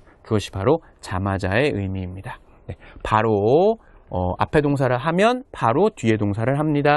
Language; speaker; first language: Korean; native; Korean